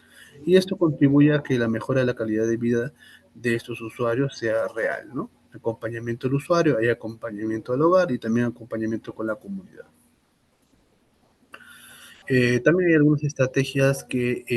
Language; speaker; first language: Spanish; native; Spanish